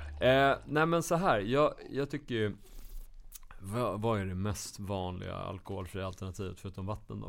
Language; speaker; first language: Swedish; native; Swedish